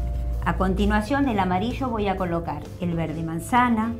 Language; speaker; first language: Spanish; native; Spanish